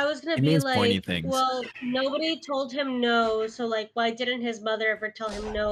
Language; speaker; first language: English; early bilingual, other home language; Spanish